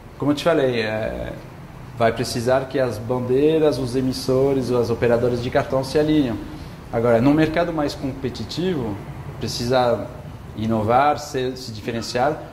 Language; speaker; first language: Portuguese; non-native, fluent; French